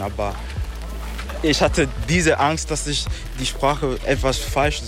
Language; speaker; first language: German; non-native, learner; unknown